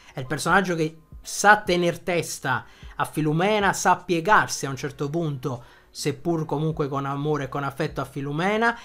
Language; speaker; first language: Italian; native; Italian